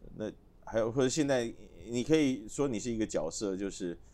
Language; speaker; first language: Chinese; native; Chinese